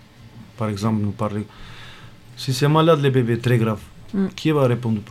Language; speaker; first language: French; non-native, learner; Romany